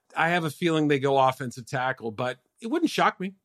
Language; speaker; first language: English; native; English